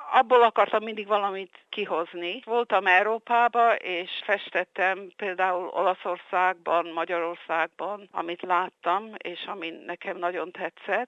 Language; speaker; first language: Hungarian; early bilingual, heritage; Hungarian